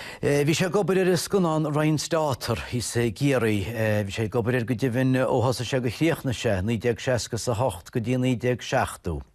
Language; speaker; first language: Irish; native; Irish